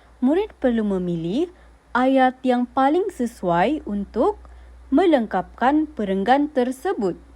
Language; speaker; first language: Malay; native; Malay